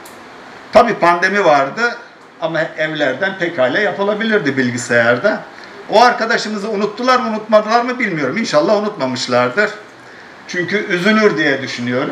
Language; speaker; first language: Turkish; native; Turkish